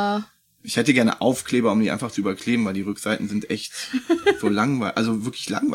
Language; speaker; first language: German; native; German